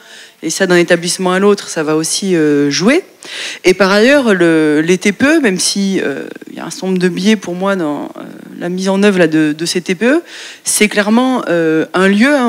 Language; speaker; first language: French; native; French